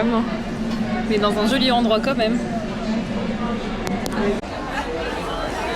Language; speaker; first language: French; native; French